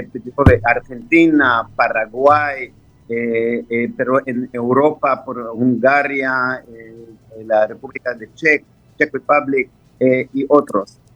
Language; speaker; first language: Spanish; non-native, fluent; Hebrew